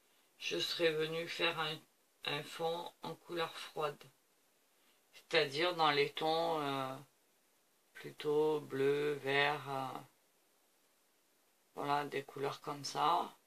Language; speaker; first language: French; native; French